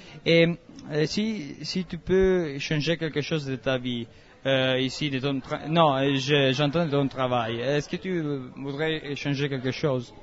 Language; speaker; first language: French; non-native, learner; Italian